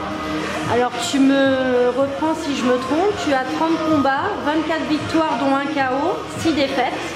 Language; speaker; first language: French; native; French